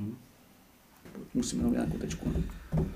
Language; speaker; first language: Czech; native; Czech